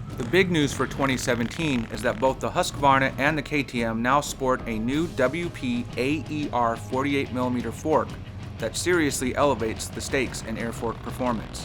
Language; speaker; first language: English; native; English